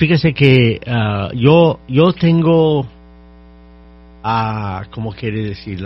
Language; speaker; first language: Spanish; non-native, fluent; English